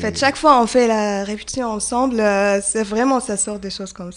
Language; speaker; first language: French; non-native, learner; Arabic